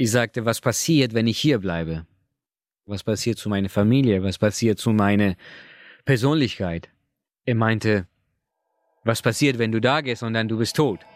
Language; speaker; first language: German; non-native, learner; Persian